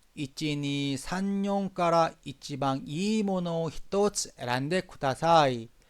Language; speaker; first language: Japanese; non-native, fluent; Korean